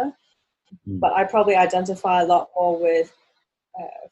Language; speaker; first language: English; non-native, local second language; Cantonese